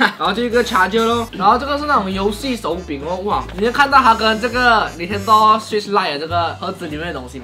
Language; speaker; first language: Chinese; native; Chinese